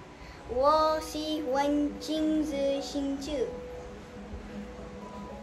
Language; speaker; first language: Chinese; non-native, learner; Malay